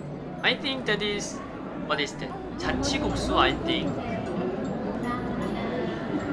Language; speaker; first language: English; non-native, learner; Korean